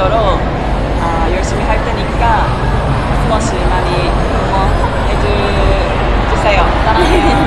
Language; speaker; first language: Korean; non-native, learner; Japanese